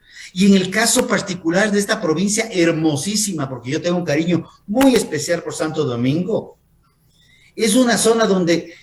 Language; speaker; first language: Spanish; native; Spanish